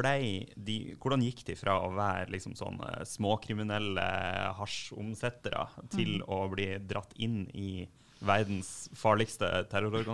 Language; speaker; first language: Norwegian; native; Norwegian